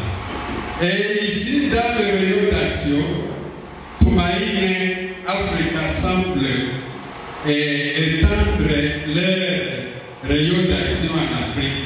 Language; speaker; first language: French; non-native, local second language; Swahili